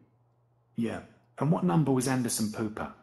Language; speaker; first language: English; native; English